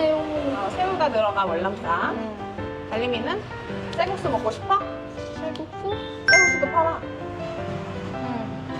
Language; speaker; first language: Korean; native; Korean